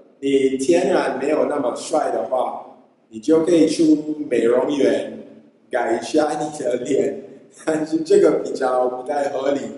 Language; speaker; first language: Chinese; non-native, fluent; English